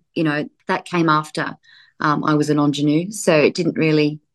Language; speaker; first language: English; native; English